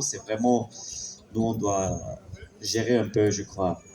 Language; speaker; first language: French; non-native, fluent; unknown